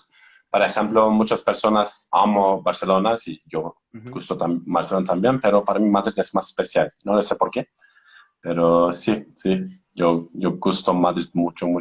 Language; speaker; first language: Spanish; non-native, learner; Turkish